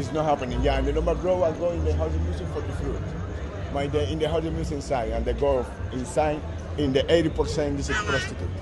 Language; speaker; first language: English; non-native, learner; Spanish